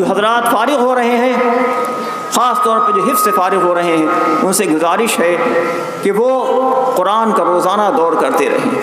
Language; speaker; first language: Urdu; native; Urdu